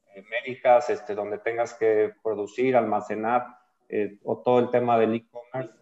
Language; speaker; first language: Spanish; native; Spanish